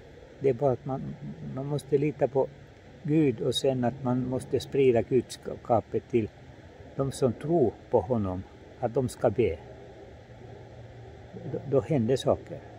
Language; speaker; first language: Swedish; non-native, fluent; Finnish